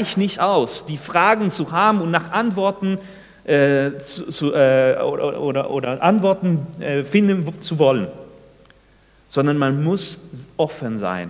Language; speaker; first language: German; non-native, fluent; Spanish